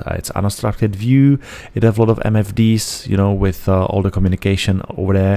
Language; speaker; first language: English; non-native, fluent; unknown